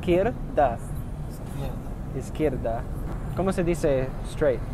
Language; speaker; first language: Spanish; non-native, learner; English